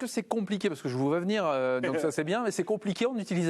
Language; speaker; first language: French; native; French